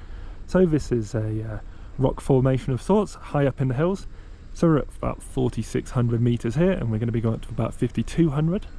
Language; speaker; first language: English; native; English